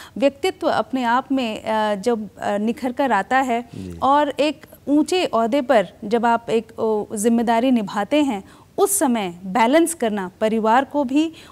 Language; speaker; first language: Hindi; native; Hindi